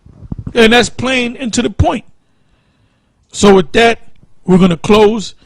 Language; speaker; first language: English; native; English